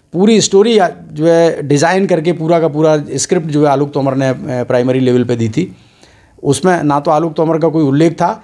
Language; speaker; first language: Hindi; native; Hindi